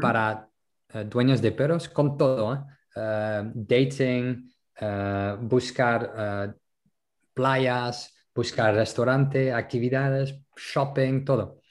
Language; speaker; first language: Spanish; non-native, local second language; French